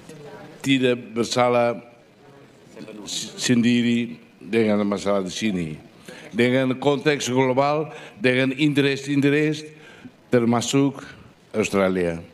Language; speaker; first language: Indonesian; non-native, fluent; Portuguese